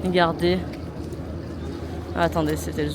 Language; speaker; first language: French; native; French